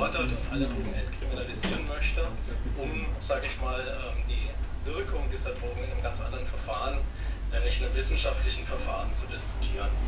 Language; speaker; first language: German; native; German